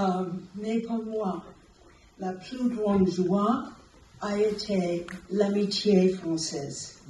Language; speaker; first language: French; non-native, fluent; English